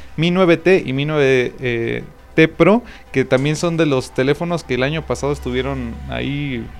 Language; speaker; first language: Spanish; native; Spanish